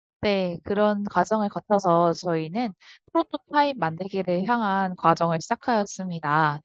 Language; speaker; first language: Korean; native; Korean